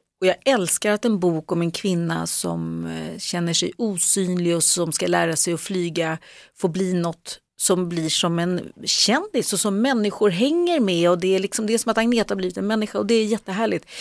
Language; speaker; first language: Swedish; native; Swedish